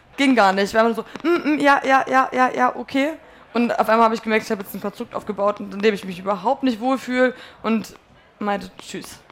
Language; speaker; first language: German; early bilingual, other home language; Polish